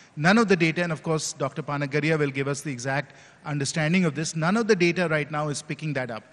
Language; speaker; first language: English; non-native, local second language; Hindi